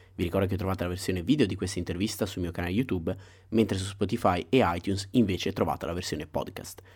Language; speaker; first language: Italian; native; Italian